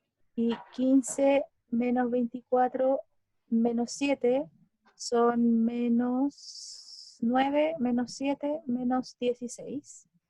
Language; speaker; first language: Spanish; native; Spanish